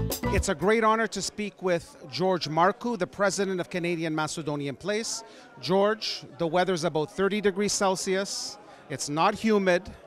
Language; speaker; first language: English; early bilingual, other home language; Macedonian